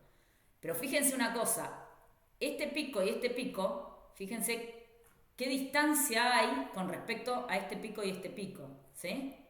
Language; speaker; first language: Spanish; native; Spanish